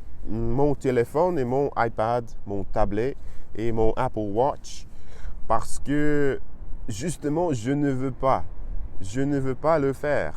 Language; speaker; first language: French; non-native, learner; Russian